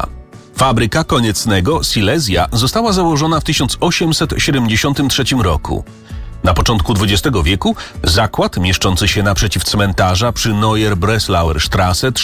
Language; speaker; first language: Polish; native; Polish